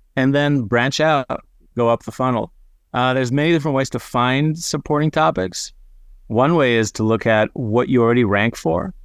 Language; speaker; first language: English; non-native, fluent; Hebrew